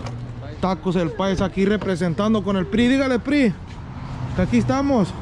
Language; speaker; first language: Spanish; non-native, learner; English